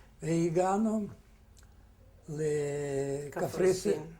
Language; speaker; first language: Hebrew; non-native, fluent; Yiddish